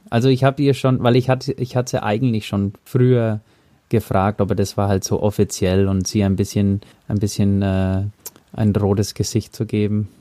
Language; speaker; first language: German; early bilingual, heritage; German